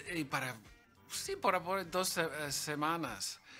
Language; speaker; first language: Spanish; early bilingual, other home language; English